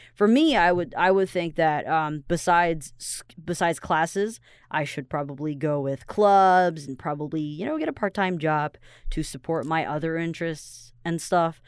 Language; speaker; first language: English; non-native, fluent; Chinese